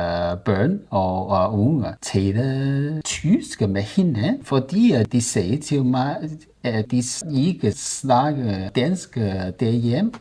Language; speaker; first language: Danish; non-native, learner; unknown